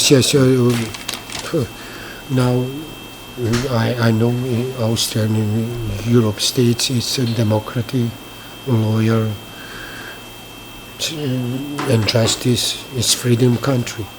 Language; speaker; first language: English; non-native, learner; Bosnian